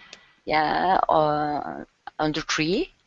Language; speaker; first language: English; non-native, learner; Turkish